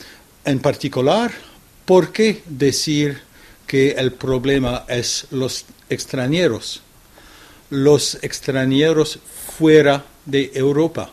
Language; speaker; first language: Spanish; non-native, fluent; French